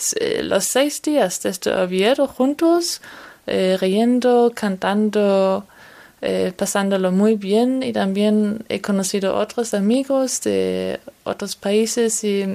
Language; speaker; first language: Spanish; non-native, fluent; Danish